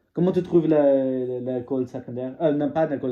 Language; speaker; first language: French; non-native, learner; English